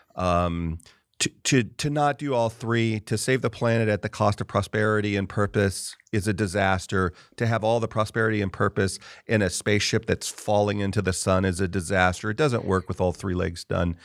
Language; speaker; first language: English; native; English